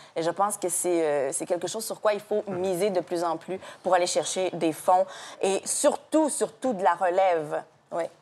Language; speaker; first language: French; native; French